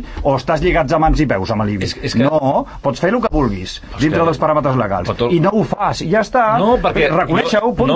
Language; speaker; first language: Catalan; native; Catalan